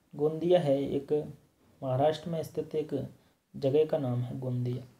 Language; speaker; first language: Hindi; native; Hindi